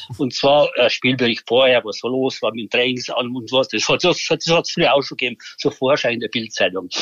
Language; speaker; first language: German; native; German